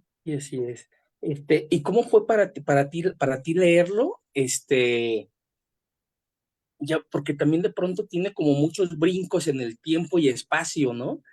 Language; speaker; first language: Spanish; native; Spanish